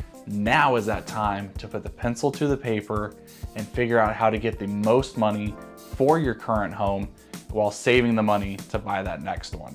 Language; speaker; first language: English; native; English